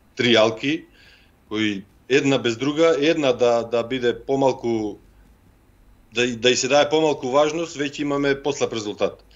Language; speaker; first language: Macedonian; native; Macedonian